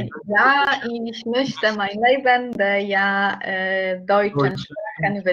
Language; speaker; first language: German; non-native, learner; Polish